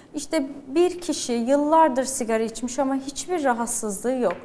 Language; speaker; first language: Turkish; native; Turkish